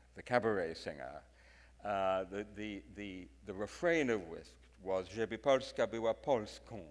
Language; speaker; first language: English; native; English